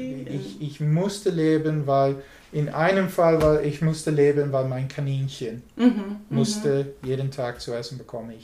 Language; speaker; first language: German; non-native, learner; English